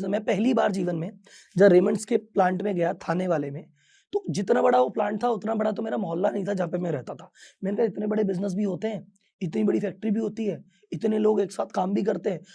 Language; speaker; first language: Hindi; native; Hindi